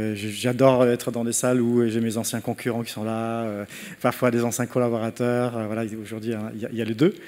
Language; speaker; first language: French; non-native, fluent; Danish